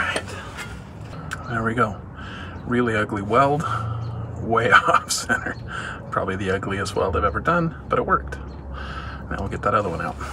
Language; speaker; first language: English; native; English